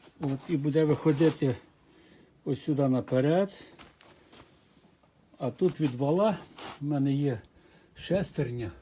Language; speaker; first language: Ukrainian; native; Ukrainian